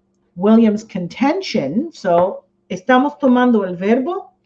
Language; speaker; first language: Spanish; non-native, fluent; English